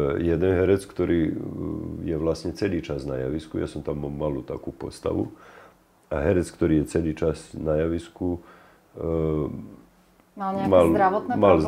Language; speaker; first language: Slovak; native; Slovak